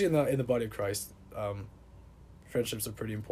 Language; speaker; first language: English; native; English